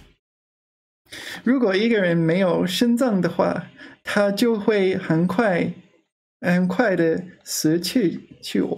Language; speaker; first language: Chinese; non-native, learner; English